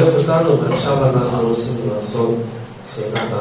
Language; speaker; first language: Hebrew; non-native, fluent; Russian